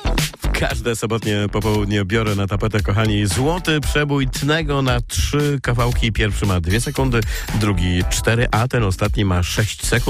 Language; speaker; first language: Polish; native; Polish